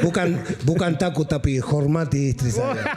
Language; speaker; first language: Indonesian; non-native, fluent; Spanish